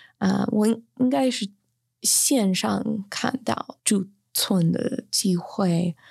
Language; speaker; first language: Chinese; non-native, fluent; English